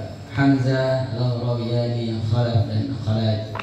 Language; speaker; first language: Arabic; non-native, learner; Indonesian